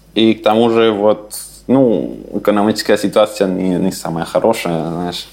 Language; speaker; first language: Russian; non-native, fluent; Spanish